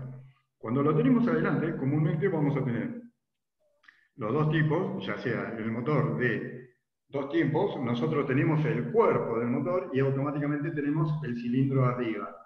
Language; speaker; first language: Spanish; native; Spanish